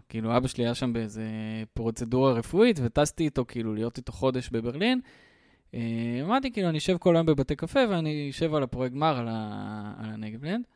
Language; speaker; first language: Hebrew; native; Hebrew